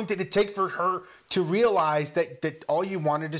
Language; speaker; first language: English; non-native, fluent; Spanish